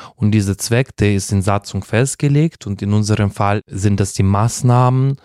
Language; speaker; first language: German; non-native, fluent; Russian